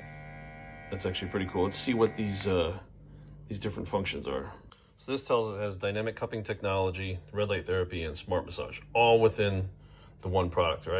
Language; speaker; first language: English; native; English